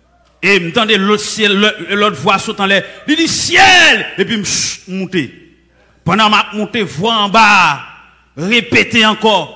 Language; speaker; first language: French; non-native, local second language; Haitian Creole